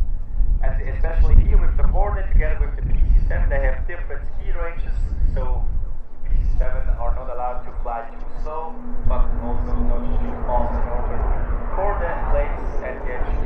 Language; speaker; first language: English; non-native, fluent; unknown